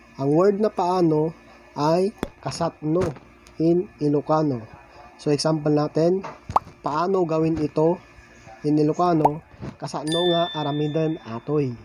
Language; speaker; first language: Filipino; non-native, local second language; Iloko